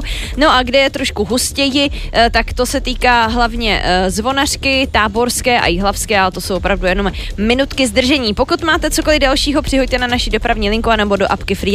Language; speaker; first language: Czech; native; Czech